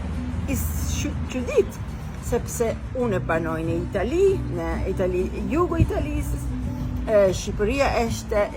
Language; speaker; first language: Albanian; non-native, learner; Italian